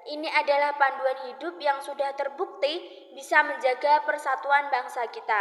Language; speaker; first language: Indonesian; native; Indonesian